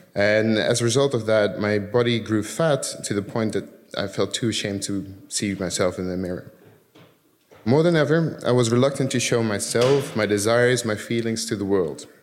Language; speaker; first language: English; early bilingual, other home language; Dutch